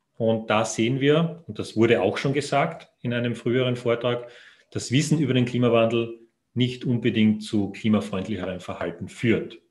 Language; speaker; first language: German; native; German